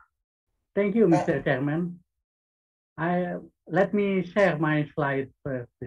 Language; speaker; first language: English; non-native, fluent; Indonesian